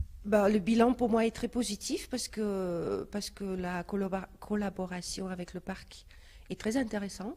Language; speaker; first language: French; non-native, fluent; German